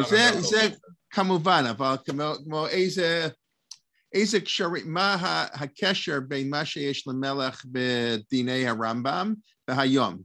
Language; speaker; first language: Hebrew; non-native, learner; English